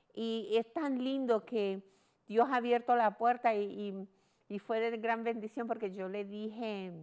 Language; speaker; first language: Spanish; early bilingual, heritage; Spanish